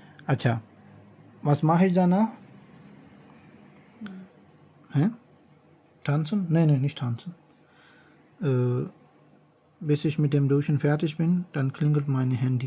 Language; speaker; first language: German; non-native, learner; Urdu